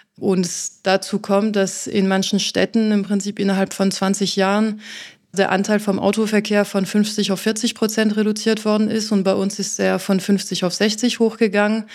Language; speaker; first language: German; non-native, fluent; French